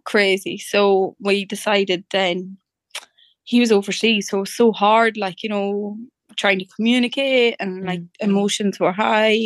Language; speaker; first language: English; native; English